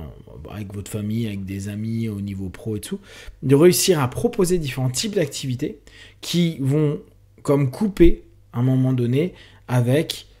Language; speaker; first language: French; native; French